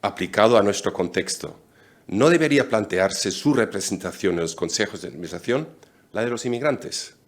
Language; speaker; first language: Spanish; non-native, fluent; German